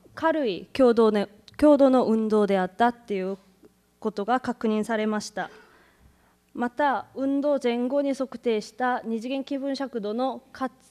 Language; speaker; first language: Japanese; non-native, fluent; Korean